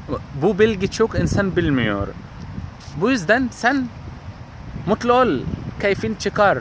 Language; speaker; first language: Turkish; non-native, learner; Arabic